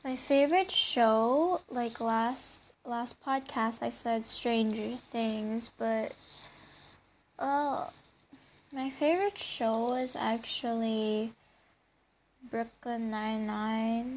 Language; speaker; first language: English; non-native, local second language; Filipino